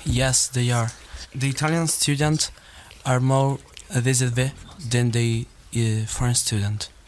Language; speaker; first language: English; non-native, learner; Italian